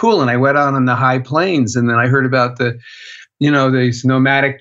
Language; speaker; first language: English; native; English